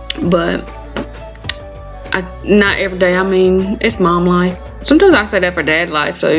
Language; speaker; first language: English; native; English